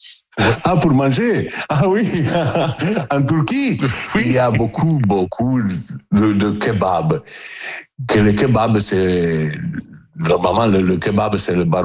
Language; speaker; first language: French; non-native, learner; Italian